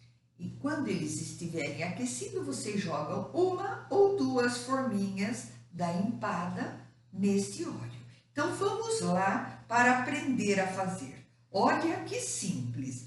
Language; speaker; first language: Portuguese; native; Portuguese